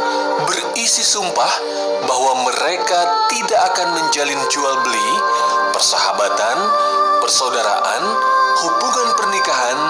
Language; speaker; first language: Indonesian; native; Indonesian